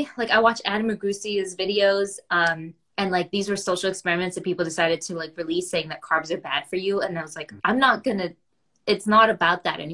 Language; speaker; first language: English; early bilingual, other home language; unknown